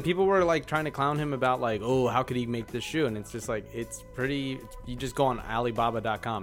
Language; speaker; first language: English; native; English